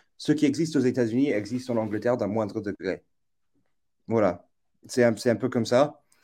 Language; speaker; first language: French; non-native, fluent; English